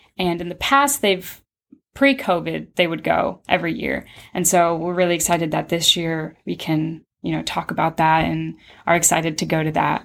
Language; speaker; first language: English; early bilingual, other home language; Spanish